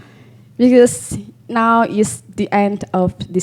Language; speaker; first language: English; non-native, learner; Indonesian